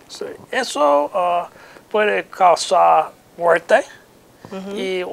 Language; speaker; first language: Spanish; non-native, learner; English